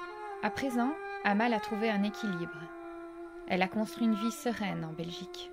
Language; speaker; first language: French; native; French